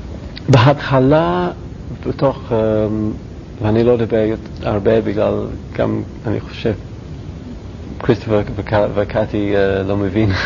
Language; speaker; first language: Hebrew; non-native, learner; English